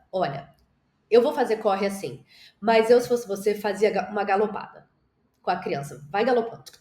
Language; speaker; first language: Portuguese; native; Portuguese